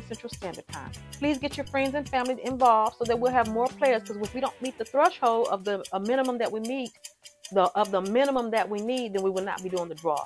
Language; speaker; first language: English; native; English